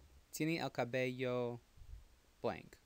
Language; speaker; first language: Spanish; non-native, fluent; English